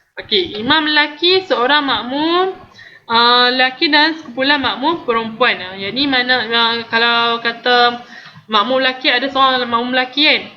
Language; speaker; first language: Malay; native; Malay